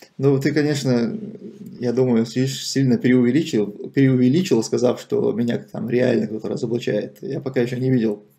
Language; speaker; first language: Russian; non-native, local second language; Chechen